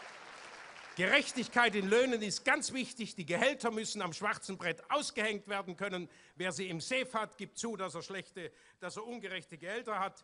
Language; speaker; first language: German; native; German